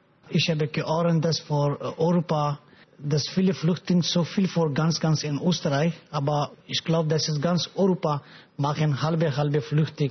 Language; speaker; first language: German; non-native, learner; Pashto